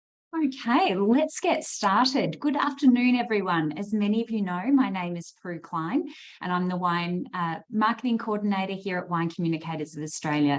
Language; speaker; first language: English; native; English